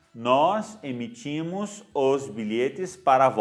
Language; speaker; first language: Portuguese; non-native, fluent; Arabic